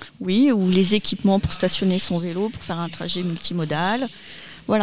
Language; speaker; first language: French; native; French